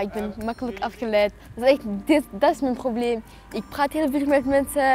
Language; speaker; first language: Dutch; non-native, local second language; French